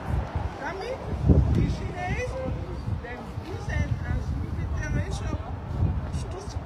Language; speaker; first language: German; non-native, fluent; Vietnamese